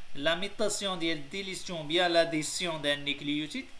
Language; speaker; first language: French; non-native, local second language; Arabic